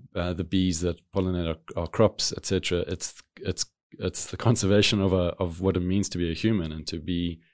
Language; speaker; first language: English; native; English